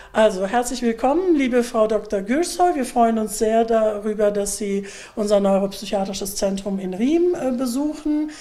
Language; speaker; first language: German; early bilingual, other home language; Turkish